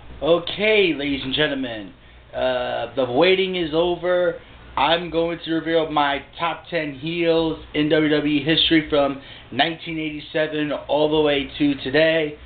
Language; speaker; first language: English; native; English